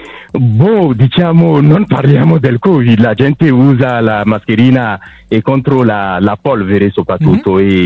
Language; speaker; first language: Italian; non-native, local second language; French